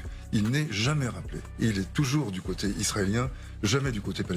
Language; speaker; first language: French; native; French